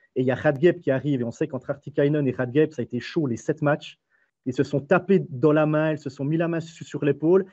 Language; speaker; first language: French; native; French